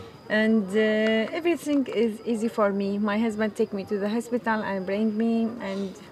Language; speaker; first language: English; non-native, learner; Arabic